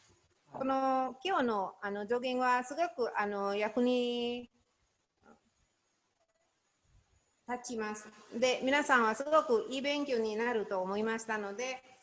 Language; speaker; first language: Japanese; non-native, learner; Indonesian